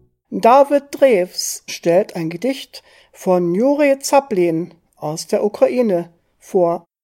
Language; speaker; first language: German; native; German